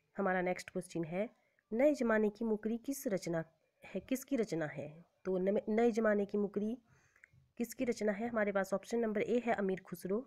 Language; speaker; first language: Hindi; native; Hindi